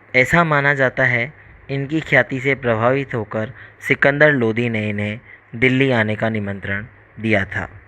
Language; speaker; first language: Hindi; native; Hindi